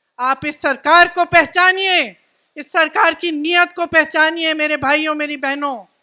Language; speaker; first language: Hindi; native; Hindi